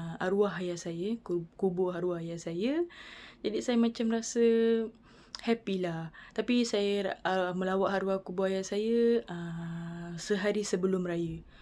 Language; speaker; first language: Malay; non-native, local second language; Tamil